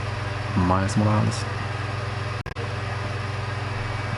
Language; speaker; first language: Spanish; native; Spanish